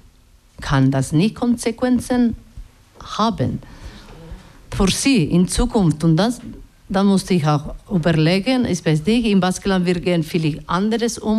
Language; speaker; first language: German; non-native, learner; Basque